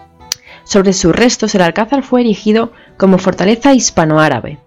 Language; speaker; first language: Spanish; native; Spanish